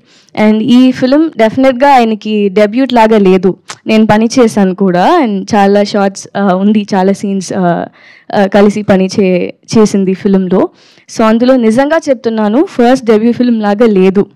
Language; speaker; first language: Telugu; non-native, learner; Tamil